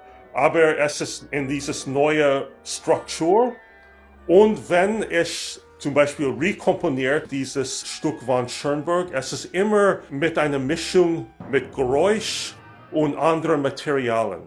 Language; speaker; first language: German; non-native, learner; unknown